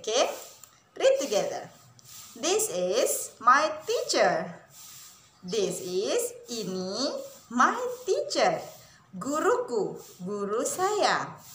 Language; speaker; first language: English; non-native, fluent; Indonesian